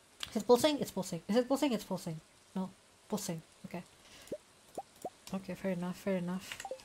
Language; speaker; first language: English; non-native, fluent; Indonesian